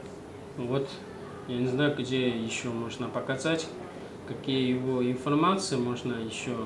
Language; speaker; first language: Russian; non-native, learner; Chinese